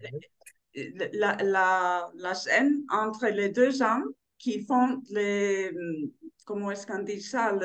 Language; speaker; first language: French; non-native, learner; Spanish